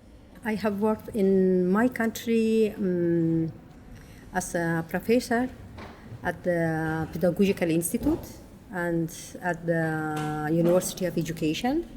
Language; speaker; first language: English; non-native, learner; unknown